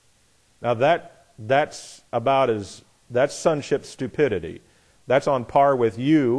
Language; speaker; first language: English; native; English